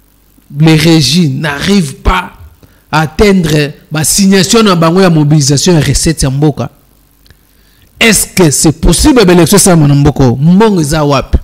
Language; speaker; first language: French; non-native, local second language; Lingala